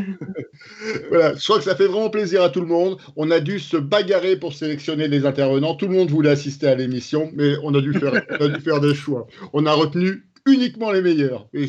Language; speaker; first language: French; native; French